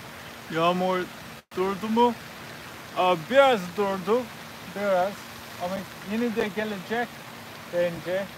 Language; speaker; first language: Turkish; non-native, learner; English